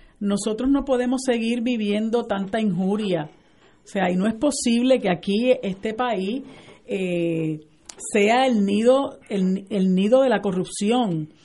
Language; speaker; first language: Spanish; native; Spanish